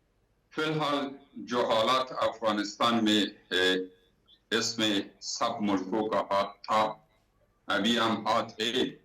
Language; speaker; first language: Hindi; non-native, learner; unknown